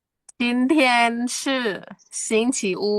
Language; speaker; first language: Chinese; non-native, learner; Indonesian